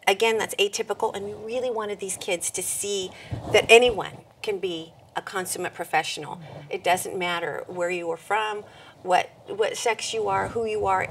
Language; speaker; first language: English; native; English